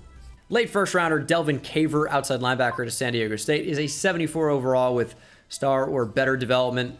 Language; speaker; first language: English; native; English